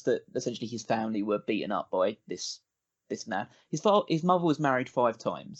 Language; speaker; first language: English; native; English